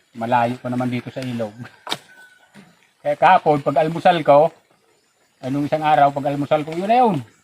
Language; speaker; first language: Filipino; non-native, local second language; Bikol